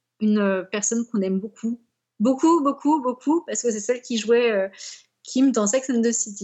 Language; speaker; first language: French; native; French